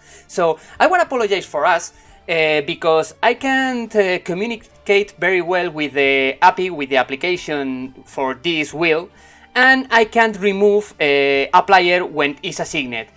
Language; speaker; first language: English; non-native, learner; Spanish